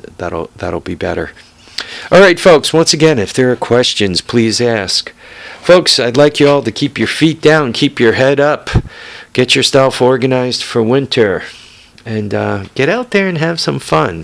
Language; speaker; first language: English; native; English